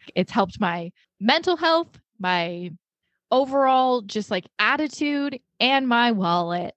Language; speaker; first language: English; native; English